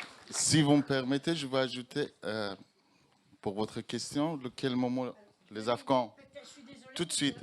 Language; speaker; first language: French; non-native, learner; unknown